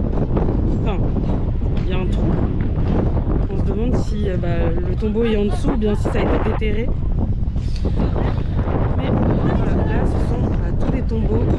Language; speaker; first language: French; native; French